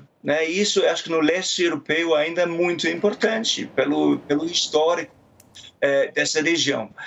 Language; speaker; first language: Portuguese; non-native, fluent; German